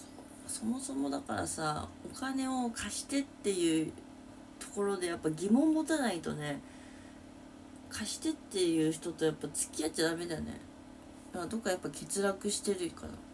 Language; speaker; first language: Japanese; native; Japanese